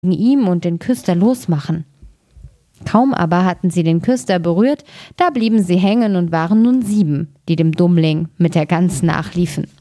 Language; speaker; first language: German; native; German